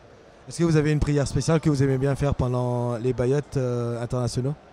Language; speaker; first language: French; native; French